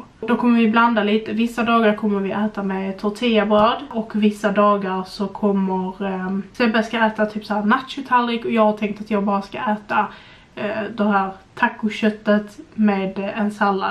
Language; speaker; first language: Swedish; native; Swedish